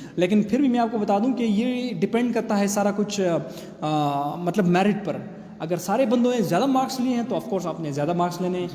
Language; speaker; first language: Urdu; non-native, local second language; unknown